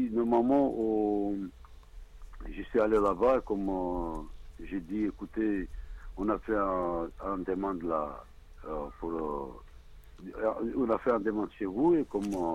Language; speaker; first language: French; non-native, learner; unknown